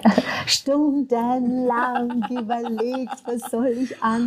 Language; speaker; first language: German; non-native, fluent; Portuguese